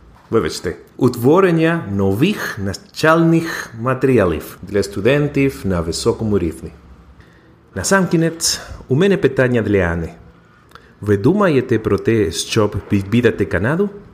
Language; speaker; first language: Ukrainian; non-native, learner; Spanish